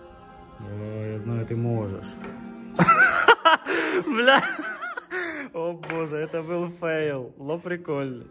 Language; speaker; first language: Russian; native; Russian